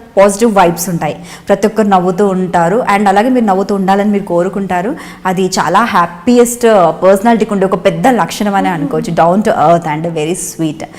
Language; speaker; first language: Telugu; native; Telugu